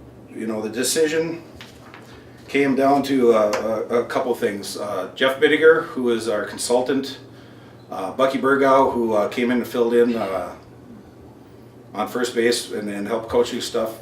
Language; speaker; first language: English; native; English